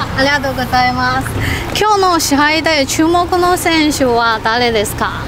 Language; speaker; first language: Japanese; non-native, learner; Chinese